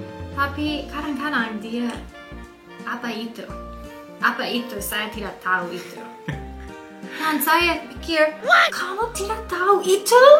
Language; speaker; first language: Indonesian; non-native, learner; English